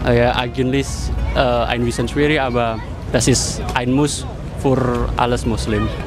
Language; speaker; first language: German; non-native, learner; Indonesian